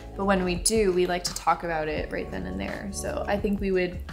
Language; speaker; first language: English; native; English